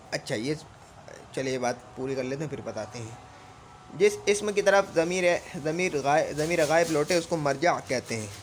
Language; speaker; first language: Urdu; native; Urdu